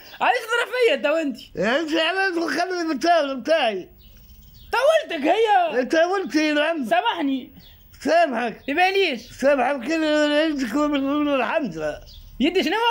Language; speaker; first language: Arabic; native; Arabic